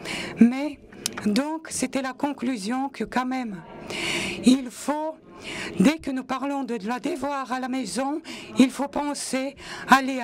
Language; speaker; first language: French; non-native, local second language; Latvian